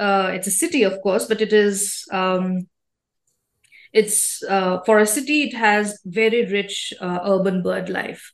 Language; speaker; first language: English; non-native, local second language; Assamese